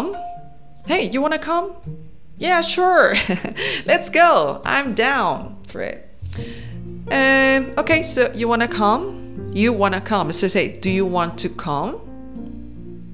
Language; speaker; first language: English; non-native, fluent; Spanish